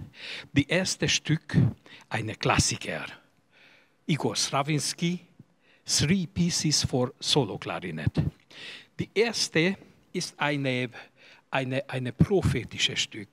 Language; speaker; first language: German; non-native, learner; Hungarian